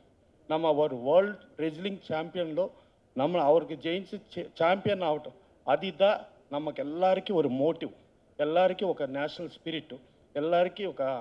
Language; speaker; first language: Tamil; non-native, learner; Telugu